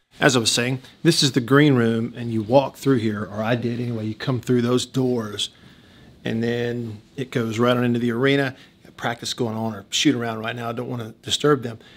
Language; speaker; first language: English; native; English